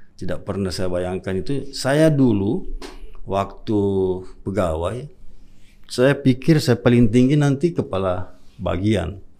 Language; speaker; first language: Indonesian; native; Indonesian